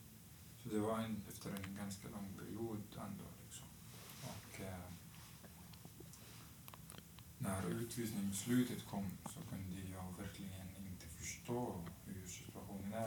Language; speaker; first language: Swedish; non-native, fluent; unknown